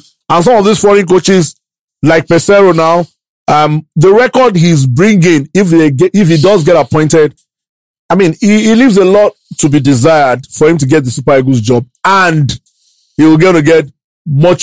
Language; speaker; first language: English; non-native, local second language; Yoruba